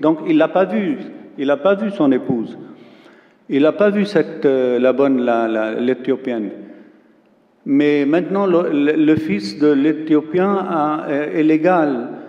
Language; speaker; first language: French; non-native, local second language; Arabic